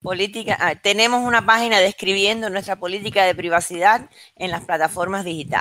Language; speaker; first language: Spanish; native; Spanish